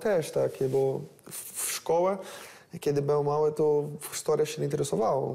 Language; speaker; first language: Polish; non-native, learner; Portuguese